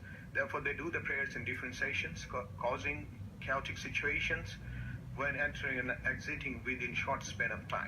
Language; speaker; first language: English; non-native, local second language; Bangla